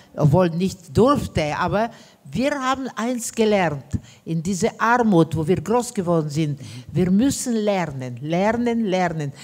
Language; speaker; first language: German; non-native, fluent; Romanian